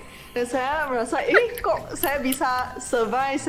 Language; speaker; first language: Indonesian; non-native, fluent; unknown